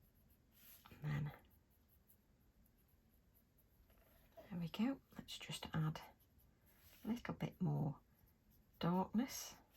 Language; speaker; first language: English; native; English